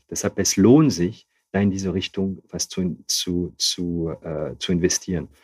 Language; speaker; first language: German; non-native, fluent; French